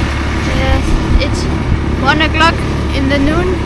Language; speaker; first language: English; non-native, learner; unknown